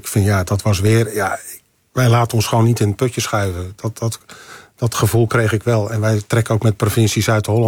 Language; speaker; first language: Dutch; native; Dutch